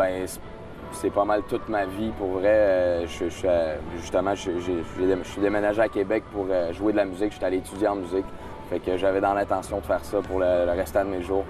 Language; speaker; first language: French; native; French